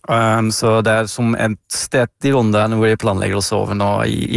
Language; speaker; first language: Norwegian; non-native, fluent; Dutch